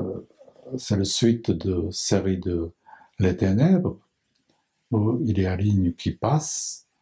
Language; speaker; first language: French; non-native, learner; Japanese